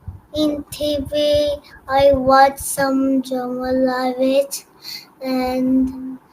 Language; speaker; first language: English; non-native, learner; Hindi